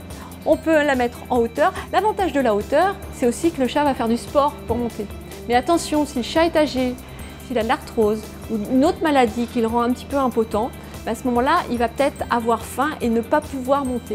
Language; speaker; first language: French; native; French